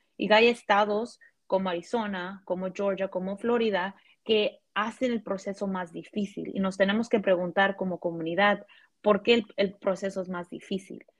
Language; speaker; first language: Spanish; early bilingual, heritage; Spanish